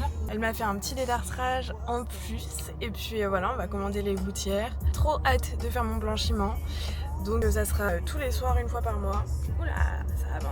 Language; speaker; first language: French; native; French